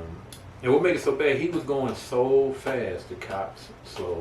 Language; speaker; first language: English; native; English